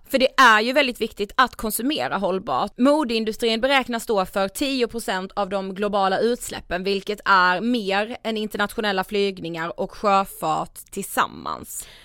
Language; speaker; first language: Swedish; native; Swedish